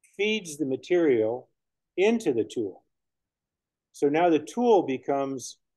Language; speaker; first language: English; native; English